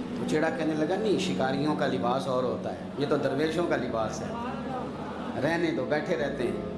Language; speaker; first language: Urdu; non-native, local second language; Punjabi